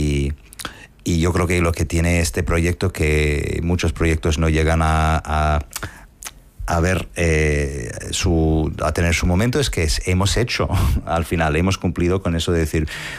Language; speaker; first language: Spanish; non-native, fluent; English